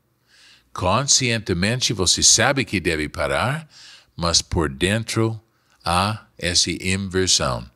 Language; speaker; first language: Portuguese; non-native, fluent; English